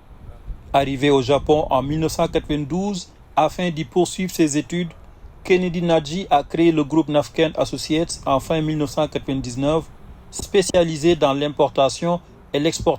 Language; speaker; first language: French; native; French